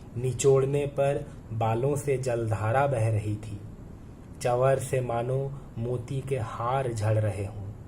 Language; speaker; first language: Hindi; non-native, local second language; Bangla